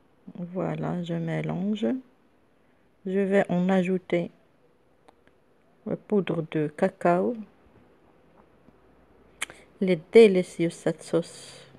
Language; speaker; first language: French; non-native, local second language; Arabic